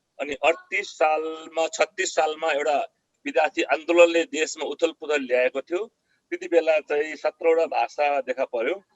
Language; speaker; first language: Nepali; non-native, local second language; Eastern Tamang